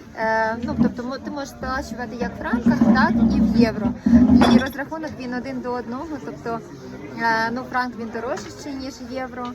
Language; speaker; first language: Ukrainian; native; Ukrainian